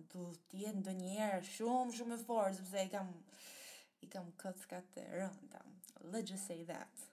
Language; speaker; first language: Albanian; early bilingual, heritage; Albanian